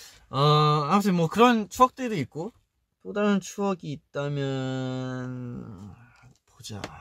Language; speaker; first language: Korean; early bilingual, heritage; Korean